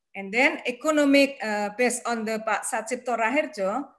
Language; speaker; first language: English; non-native, learner; Indonesian